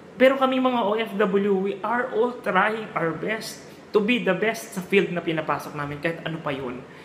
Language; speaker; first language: Filipino; native; Filipino